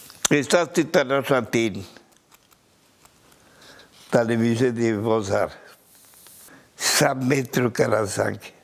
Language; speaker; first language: French; non-native, fluent; Spanish